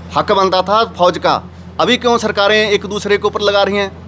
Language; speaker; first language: Hindi; native; Hindi